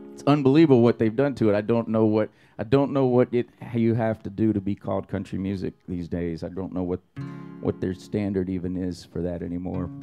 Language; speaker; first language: English; native; English